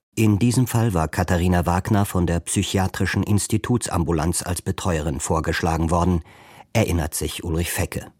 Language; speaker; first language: German; native; German